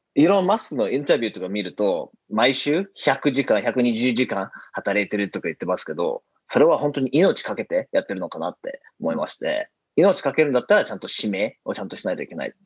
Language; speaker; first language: Japanese; early bilingual, heritage; Japanese